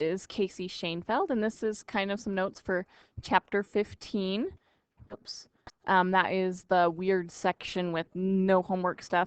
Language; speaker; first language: English; native; English